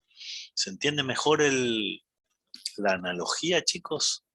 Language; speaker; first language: Spanish; native; Spanish